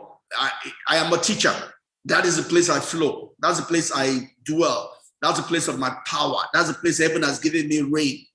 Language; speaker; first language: English; non-native, local second language; Yoruba